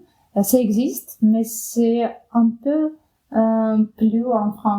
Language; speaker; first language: French; non-native, fluent; Ukrainian